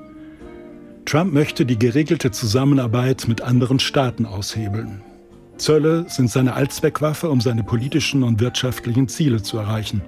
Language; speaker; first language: German; native; German